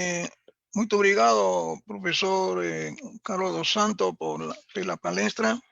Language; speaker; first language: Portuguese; non-native, learner; Spanish